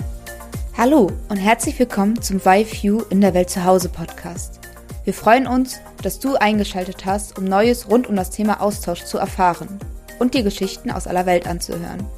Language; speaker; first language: German; native; German